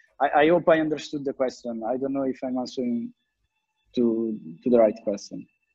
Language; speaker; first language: English; non-native, fluent; Italian